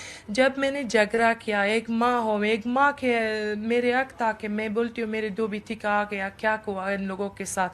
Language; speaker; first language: Hindi; non-native, learner; Persian